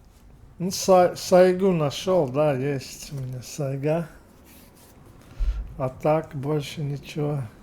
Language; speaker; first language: Russian; non-native, local second language; Latvian